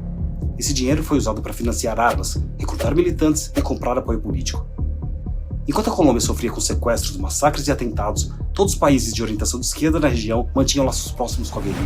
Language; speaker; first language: Portuguese; native; Portuguese